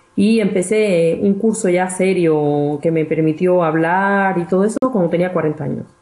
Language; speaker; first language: Spanish; native; Spanish